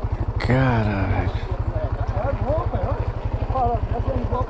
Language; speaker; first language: Portuguese; native; Portuguese